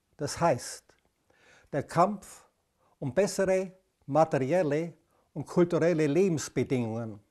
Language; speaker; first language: German; native; German